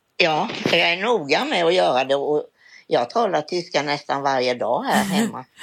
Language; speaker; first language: Swedish; native; Swedish